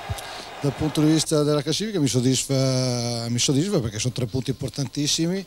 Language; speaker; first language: Italian; native; Italian